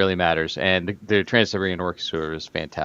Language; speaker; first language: English; native; English